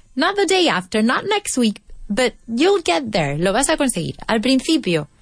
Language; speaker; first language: English; non-native, fluent; Spanish